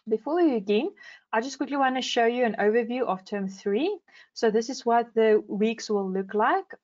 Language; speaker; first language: English; non-native, local second language; Afrikaans